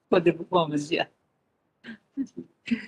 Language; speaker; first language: English; non-native, learner; Indonesian